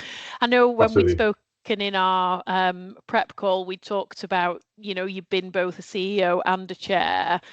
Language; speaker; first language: English; native; English